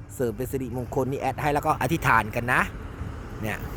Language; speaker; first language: Thai; native; Thai